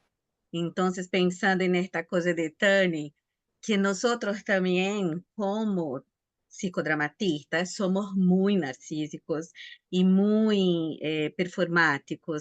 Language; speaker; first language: Spanish; non-native, fluent; Portuguese